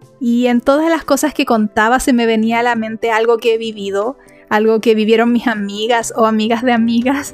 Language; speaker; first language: Spanish; native; Spanish